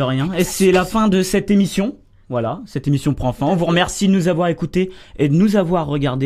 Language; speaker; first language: French; native; French